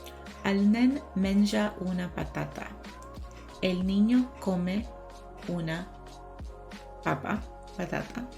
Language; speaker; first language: Spanish; non-native, learner; English